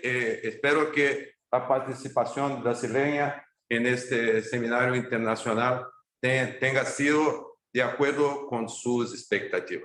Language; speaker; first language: Spanish; non-native, fluent; Portuguese